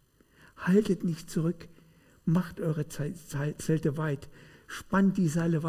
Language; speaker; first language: German; native; German